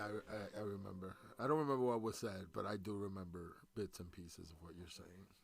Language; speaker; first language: English; native; English